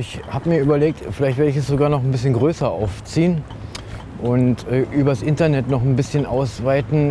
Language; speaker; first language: German; native; German